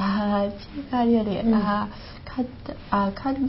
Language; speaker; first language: Japanese; non-native, learner; Chinese